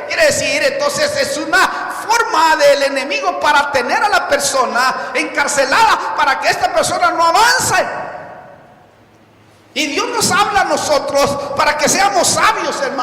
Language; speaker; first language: Spanish; native; Spanish